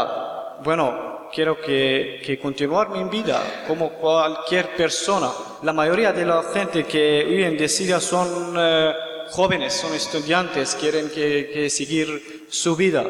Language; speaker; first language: Spanish; non-native, learner; Kurdish